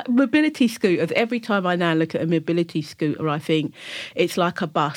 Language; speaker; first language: English; native; English